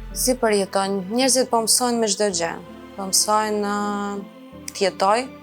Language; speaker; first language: Albanian; non-native, fluent; Ukrainian